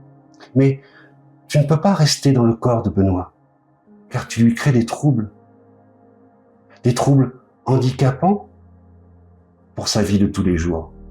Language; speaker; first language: French; native; French